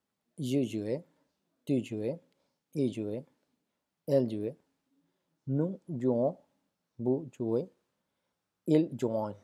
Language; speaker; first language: French; non-native, fluent; Spanish